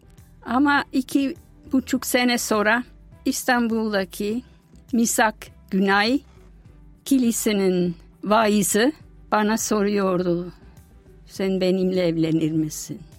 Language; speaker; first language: Turkish; non-native, fluent; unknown